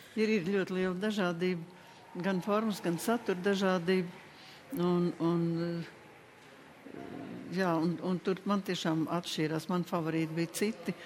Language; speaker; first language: Latvian; native; Latvian